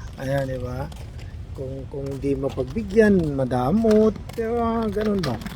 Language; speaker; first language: Filipino; native; Filipino